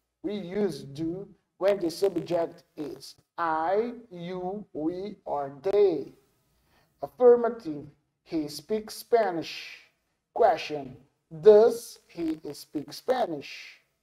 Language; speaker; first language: English; non-native, fluent; Portuguese